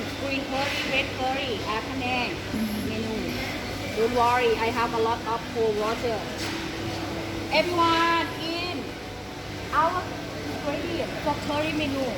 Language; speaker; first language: English; non-native, learner; Thai